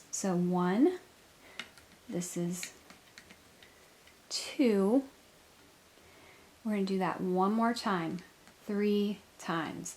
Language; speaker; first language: English; native; English